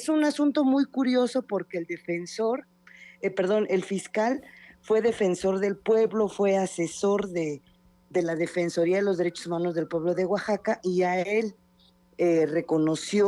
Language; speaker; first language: Spanish; native; Spanish